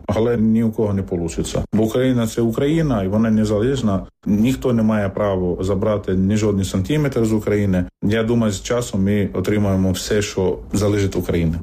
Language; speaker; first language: Ukrainian; non-native, fluent; Arabic